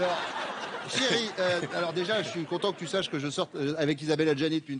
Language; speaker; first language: French; native; French